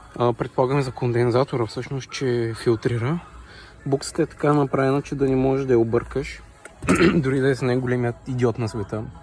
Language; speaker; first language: Bulgarian; native; Bulgarian